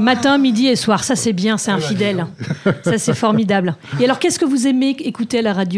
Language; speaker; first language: French; native; French